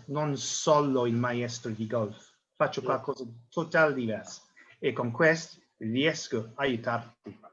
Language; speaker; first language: Italian; non-native, learner; English